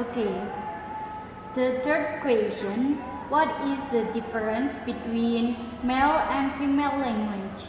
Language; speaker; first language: English; non-native, learner; Indonesian